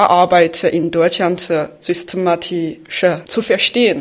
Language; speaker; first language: German; non-native, fluent; Chinese